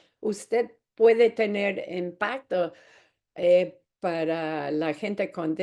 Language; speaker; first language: Spanish; non-native, fluent; English